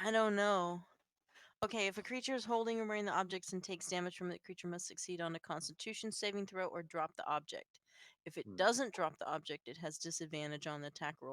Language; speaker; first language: English; native; English